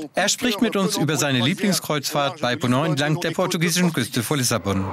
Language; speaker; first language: German; native; German